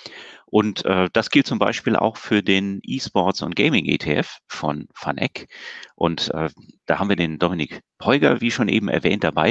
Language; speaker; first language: German; native; German